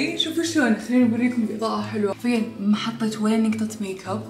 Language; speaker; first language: Arabic; native; Arabic